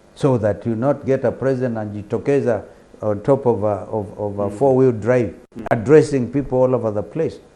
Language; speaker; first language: English; non-native, local second language; Kamba